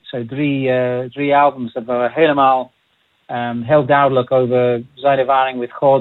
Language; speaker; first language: Dutch; non-native, fluent; English